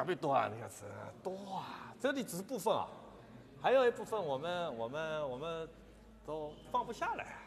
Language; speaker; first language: Chinese; native; Chinese